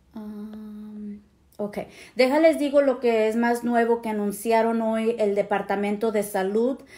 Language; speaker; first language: Spanish; early bilingual, heritage; Spanish